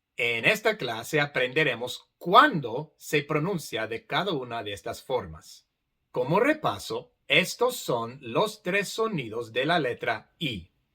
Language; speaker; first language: Spanish; non-native, fluent; English